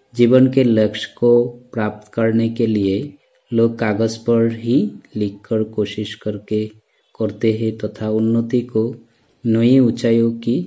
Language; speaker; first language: Hindi; non-native, local second language; Assamese